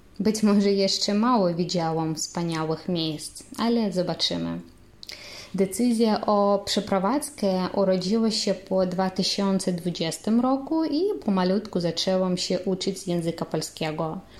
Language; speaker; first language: Polish; non-native, learner; Belarusian